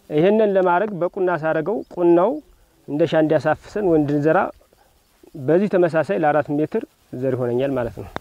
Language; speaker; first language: Amharic; native; Amharic